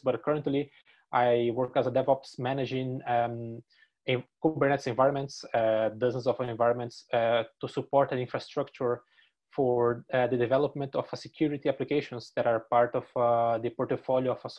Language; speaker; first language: English; non-native, fluent; Portuguese